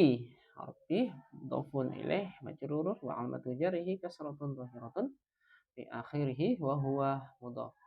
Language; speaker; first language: Arabic; non-native, fluent; Indonesian